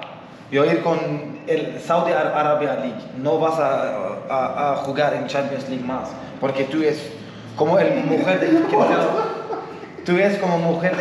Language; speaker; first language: Spanish; non-native, learner; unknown